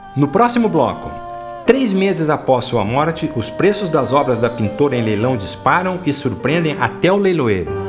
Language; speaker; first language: Portuguese; native; Portuguese